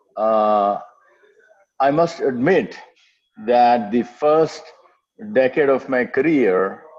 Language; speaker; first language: English; non-native, local second language; Telugu